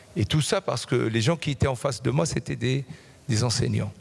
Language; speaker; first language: French; non-native, local second language; Arabic